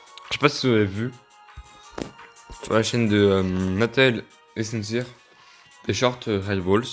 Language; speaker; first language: French; native; French